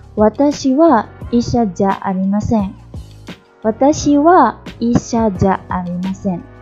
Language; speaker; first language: Japanese; non-native, fluent; Khmer